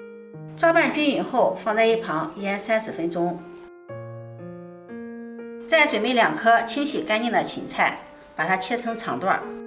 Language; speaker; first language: Chinese; native; Chinese